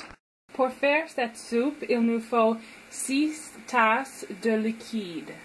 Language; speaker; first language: French; non-native, fluent; English